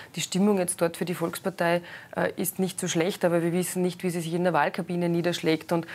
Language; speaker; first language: German; native; German